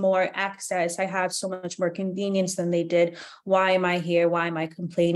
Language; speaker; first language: English; native; English